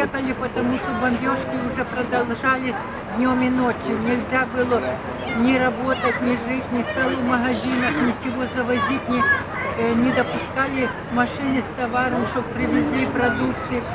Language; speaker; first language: Russian; native; Russian